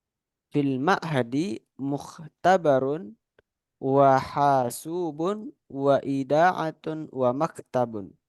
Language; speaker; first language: Arabic; non-native, fluent; Indonesian